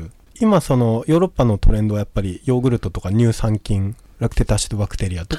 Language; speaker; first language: Japanese; native; Japanese